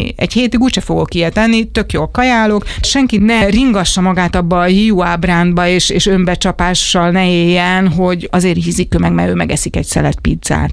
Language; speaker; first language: Hungarian; native; Hungarian